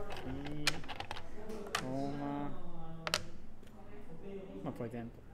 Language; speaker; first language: Portuguese; non-native, learner; Japanese